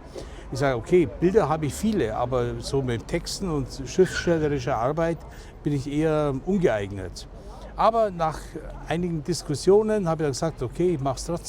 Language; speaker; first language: German; native; German